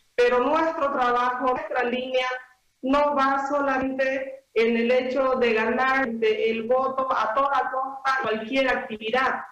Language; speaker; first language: Spanish; native; Spanish